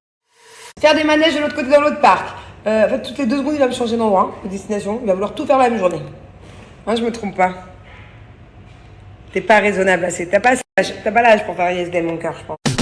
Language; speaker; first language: French; native; French